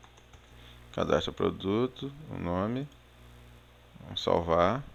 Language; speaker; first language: Portuguese; native; Portuguese